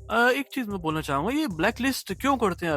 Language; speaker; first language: Hindi; native; Hindi